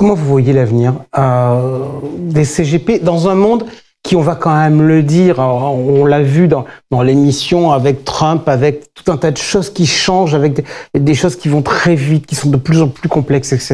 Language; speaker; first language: French; native; French